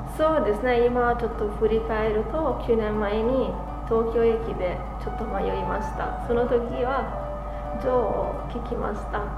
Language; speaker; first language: Japanese; non-native, fluent; Italian